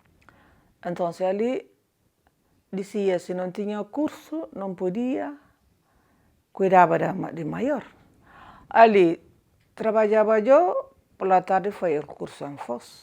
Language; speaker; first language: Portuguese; non-native, learner; Kabuverdianu